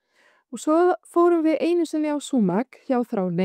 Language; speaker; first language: Icelandic; non-native, fluent; Arabic